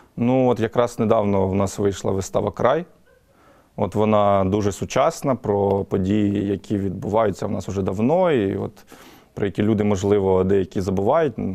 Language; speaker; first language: Ukrainian; native; Ukrainian